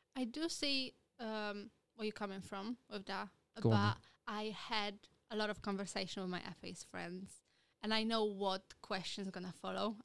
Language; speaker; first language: English; non-native, fluent; Polish